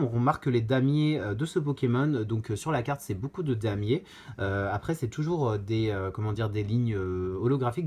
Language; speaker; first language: French; native; French